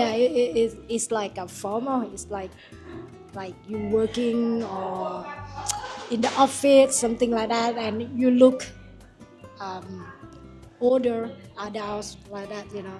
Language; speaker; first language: English; non-native, learner; Thai